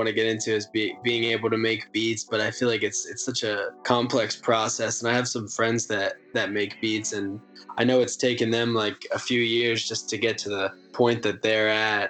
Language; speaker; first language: English; native; English